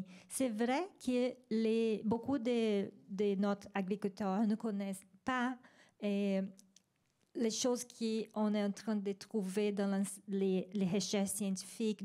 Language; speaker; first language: French; non-native, fluent; Spanish